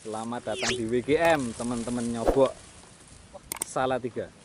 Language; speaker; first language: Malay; non-native, local second language; Javanese